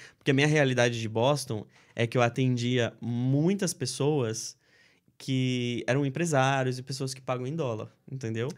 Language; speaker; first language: Portuguese; native; Portuguese